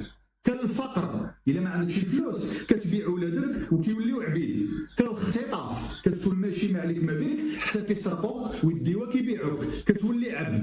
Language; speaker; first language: Arabic; native; Arabic